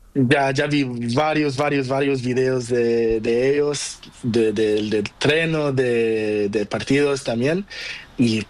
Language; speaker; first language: Spanish; non-native, learner; Portuguese